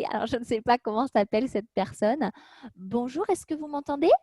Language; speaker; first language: French; native; French